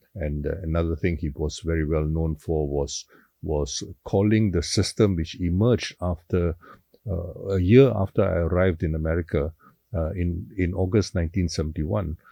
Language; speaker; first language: English; non-native, local second language; Tamil